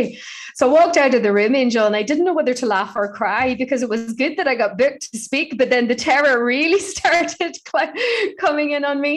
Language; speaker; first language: English; native; English